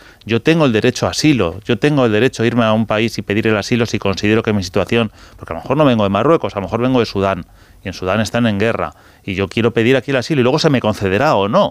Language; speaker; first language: Spanish; native; Spanish